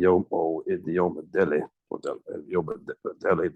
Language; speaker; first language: Portuguese; non-native, learner; English